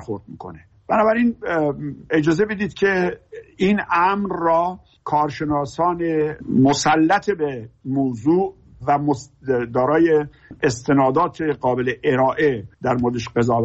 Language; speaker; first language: Persian; native; Persian